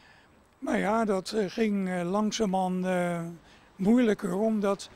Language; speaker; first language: Dutch; native; Dutch